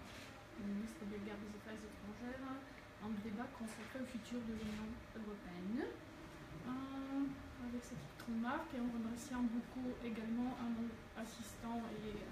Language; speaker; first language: French; non-native, fluent; Bulgarian